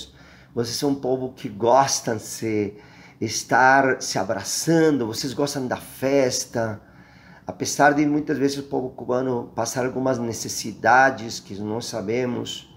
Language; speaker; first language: Portuguese; non-native, fluent; Spanish